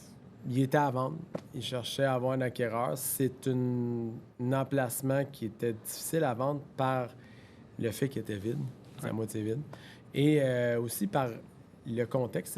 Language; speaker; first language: French; native; French